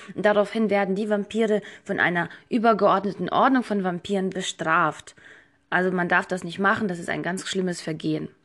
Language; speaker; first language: German; non-native, fluent; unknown